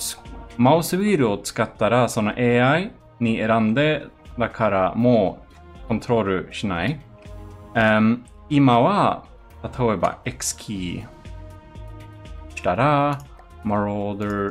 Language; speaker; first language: Japanese; non-native, learner; Swedish